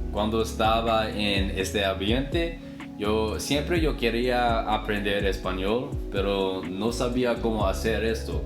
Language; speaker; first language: Spanish; non-native, learner; English